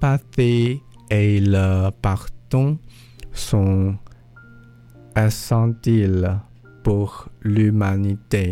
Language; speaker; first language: French; non-native, learner; English